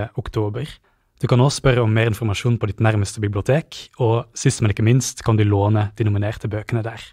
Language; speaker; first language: Norwegian; native; Norwegian